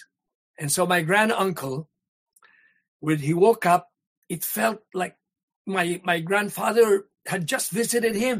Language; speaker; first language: English; non-native, local second language; Hiligaynon